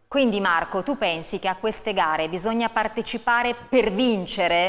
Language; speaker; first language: Italian; native; Italian